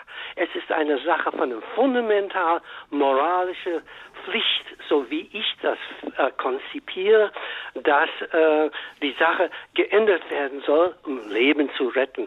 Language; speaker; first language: German; non-native, fluent; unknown